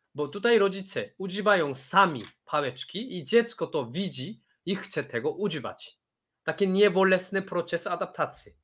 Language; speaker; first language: Polish; non-native, fluent; Korean